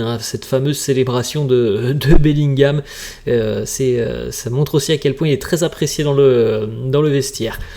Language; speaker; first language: French; native; French